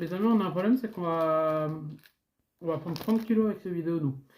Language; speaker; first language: French; native; French